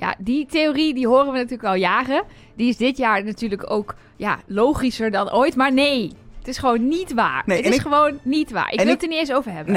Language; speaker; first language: Dutch; native; Dutch